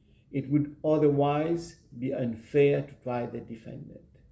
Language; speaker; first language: English; non-native, local second language; Morisyen